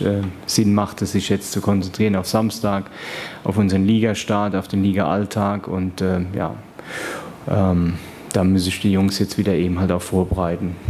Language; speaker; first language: German; native; German